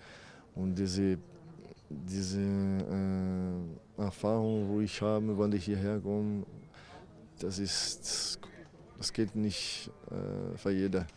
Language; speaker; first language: German; non-native, fluent; Portuguese